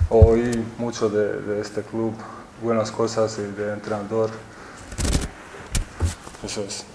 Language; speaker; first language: Spanish; non-native, learner; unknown